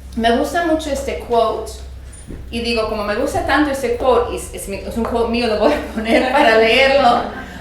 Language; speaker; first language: Spanish; early bilingual, other home language; English